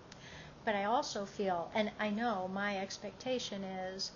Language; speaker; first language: English; native; English